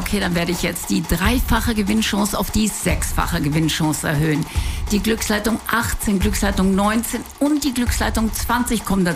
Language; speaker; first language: German; native; German